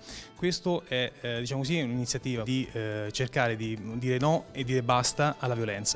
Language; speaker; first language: Italian; native; Italian